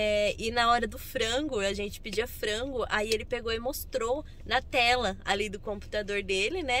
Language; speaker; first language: Portuguese; native; Portuguese